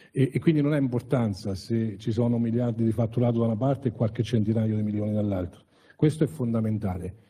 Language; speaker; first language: Italian; native; Italian